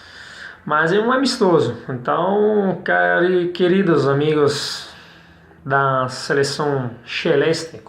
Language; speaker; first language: Portuguese; non-native, fluent; Italian